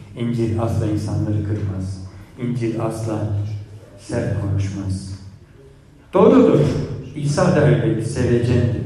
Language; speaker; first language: Turkish; non-native, fluent; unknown